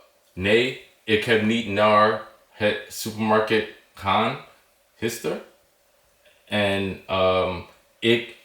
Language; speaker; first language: Dutch; non-native, learner; English